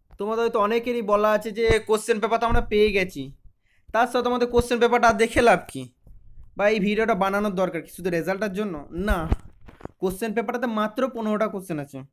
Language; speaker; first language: Bangla; native; Bangla